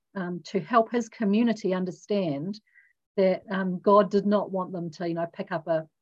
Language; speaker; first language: English; native; English